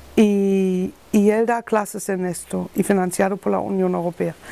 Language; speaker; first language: Spanish; non-native, learner; German